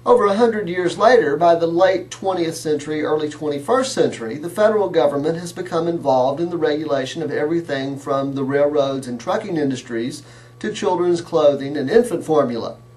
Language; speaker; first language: English; native; English